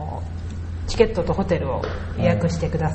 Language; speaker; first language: Japanese; native; Japanese